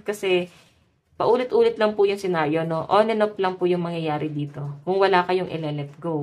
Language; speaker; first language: Filipino; native; Filipino